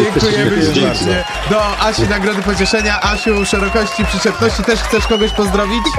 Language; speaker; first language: Polish; native; Polish